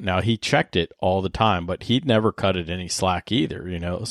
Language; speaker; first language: English; native; English